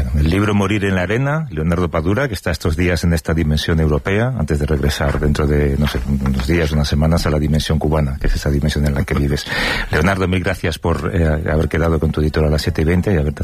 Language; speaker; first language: Spanish; native; Spanish